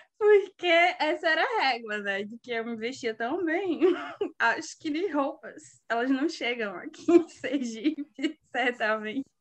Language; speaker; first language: Portuguese; native; Portuguese